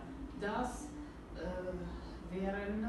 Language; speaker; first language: German; non-native, learner; Italian